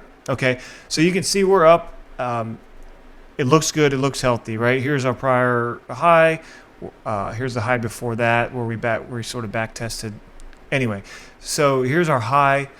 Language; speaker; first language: English; native; English